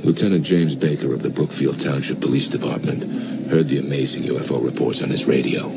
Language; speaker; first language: English; native; English